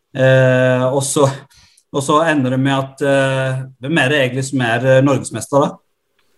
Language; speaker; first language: Norwegian; early bilingual, other home language; Arabic